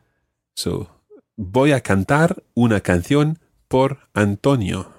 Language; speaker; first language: Spanish; non-native, fluent; English